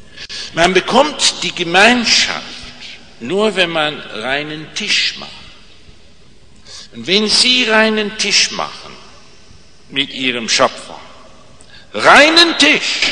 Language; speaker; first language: German; non-native, fluent; English